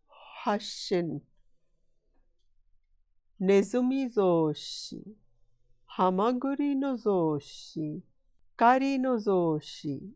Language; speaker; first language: Japanese; non-native, fluent; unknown